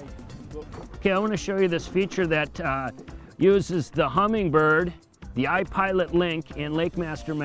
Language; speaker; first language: English; native; English